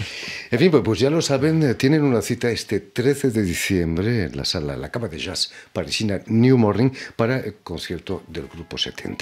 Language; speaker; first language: Spanish; native; Spanish